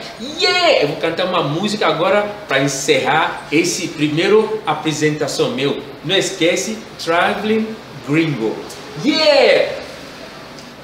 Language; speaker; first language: Portuguese; non-native, learner; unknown